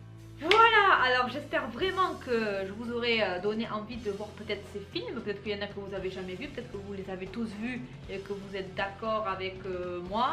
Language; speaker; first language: French; native; French